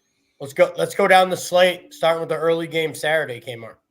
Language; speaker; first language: English; native; English